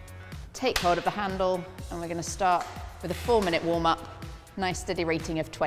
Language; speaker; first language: English; native; English